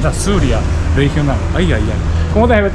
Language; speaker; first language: Spanish; non-native, learner; Japanese